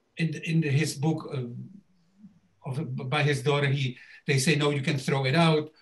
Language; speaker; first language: English; non-native, fluent; Czech